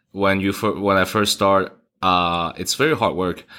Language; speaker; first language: English; early bilingual, other home language; Cantonese